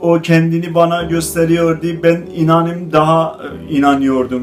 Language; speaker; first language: Turkish; non-native, learner; Azerbaijani